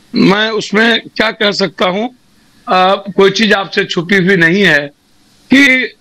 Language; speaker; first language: Hindi; native; Hindi